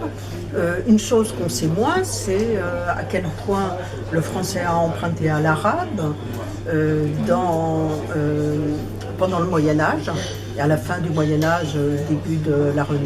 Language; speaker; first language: French; native; French